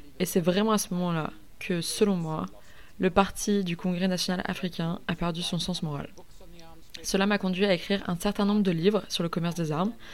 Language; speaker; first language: French; non-native, learner; English